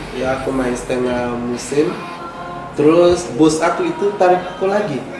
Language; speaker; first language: Indonesian; non-native, fluent; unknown